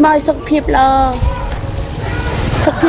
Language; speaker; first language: Korean; non-native, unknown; Khmer